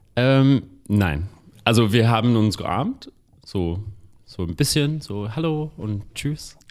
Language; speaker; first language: German; non-native, fluent; English